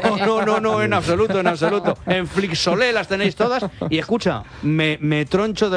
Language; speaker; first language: Spanish; native; Spanish